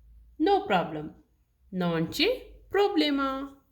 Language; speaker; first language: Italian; non-native, learner; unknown